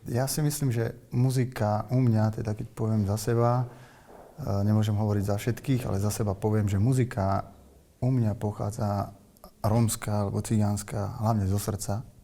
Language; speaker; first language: Slovak; native; Slovak